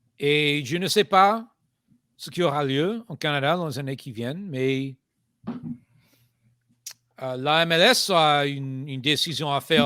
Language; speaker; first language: French; non-native, fluent; English